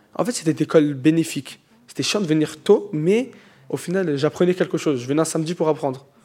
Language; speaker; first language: French; native; French